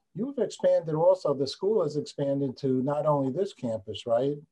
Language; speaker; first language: English; native; English